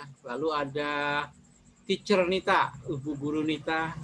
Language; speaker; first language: Indonesian; native; Indonesian